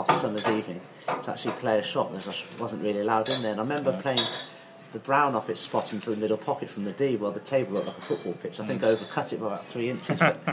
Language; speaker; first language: English; native; English